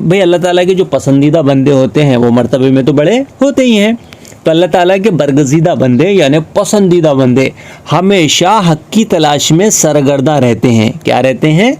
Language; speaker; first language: Urdu; native; Urdu